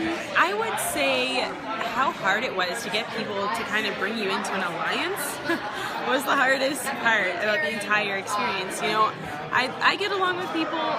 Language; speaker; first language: English; native; English